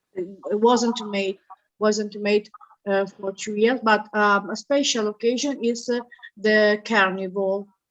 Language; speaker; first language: English; non-native, learner; Italian